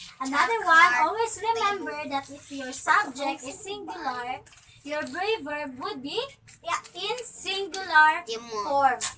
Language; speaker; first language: English; non-native, local second language; Cebuano